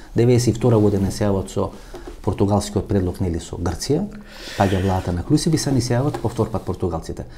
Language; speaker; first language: Macedonian; native; Macedonian